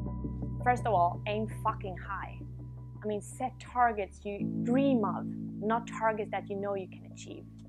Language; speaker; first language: English; non-native, fluent; Swedish